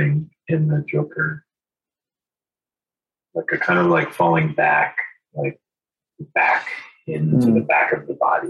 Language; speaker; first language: English; native; English